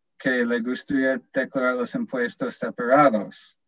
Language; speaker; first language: Spanish; non-native, fluent; English